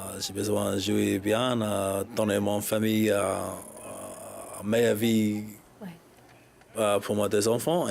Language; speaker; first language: French; non-native, learner; English